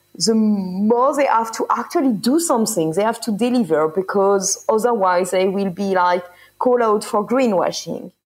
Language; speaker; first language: English; non-native, fluent; French